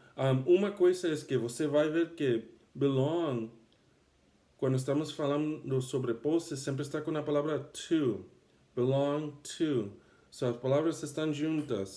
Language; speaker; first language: Portuguese; non-native, fluent; English